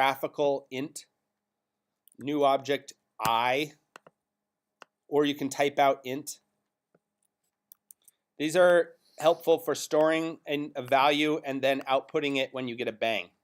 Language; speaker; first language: English; native; English